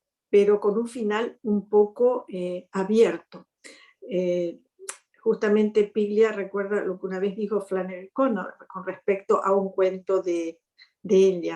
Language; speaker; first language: Spanish; native; Spanish